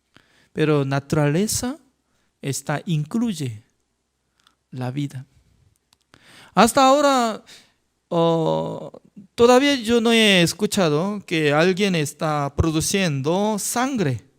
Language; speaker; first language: Spanish; non-native, fluent; Korean